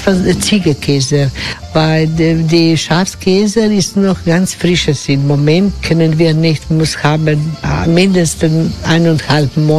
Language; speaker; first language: German; non-native, learner; Croatian